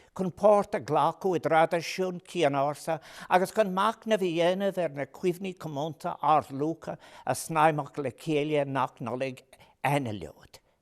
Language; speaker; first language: Irish; non-native, local second language; English